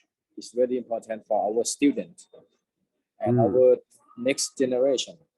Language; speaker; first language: English; non-native, fluent; Thai